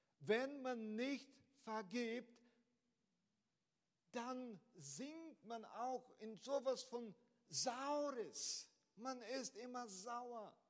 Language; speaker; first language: German; non-native, fluent; Portuguese